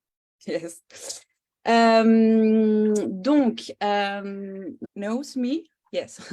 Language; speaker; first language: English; non-native, learner; French